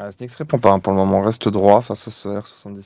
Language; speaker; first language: French; native; French